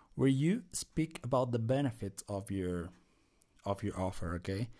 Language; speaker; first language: English; non-native, fluent; Spanish